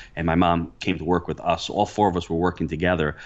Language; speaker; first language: English; early bilingual, other home language; Italian